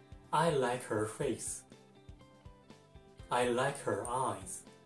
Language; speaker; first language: English; non-native, fluent; Japanese